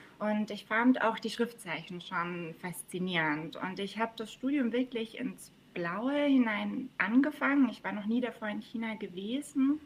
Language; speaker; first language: German; native; German